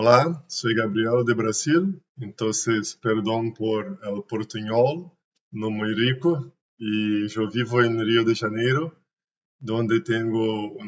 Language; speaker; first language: Spanish; non-native, learner; Portuguese